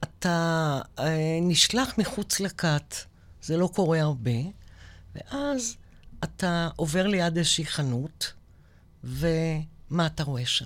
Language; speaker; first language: Hebrew; native; Hebrew